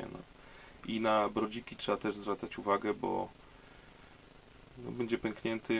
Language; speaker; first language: Polish; native; Polish